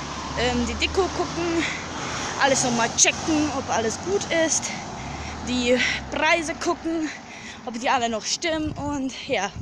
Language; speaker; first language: German; early bilingual, other home language; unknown